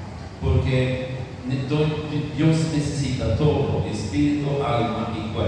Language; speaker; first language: Spanish; non-native, fluent; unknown